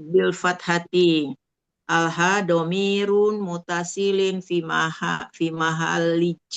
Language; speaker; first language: Arabic; non-native, learner; Indonesian